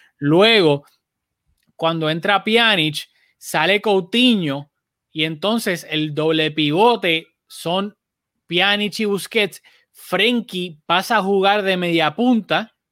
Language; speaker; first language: Spanish; native; Spanish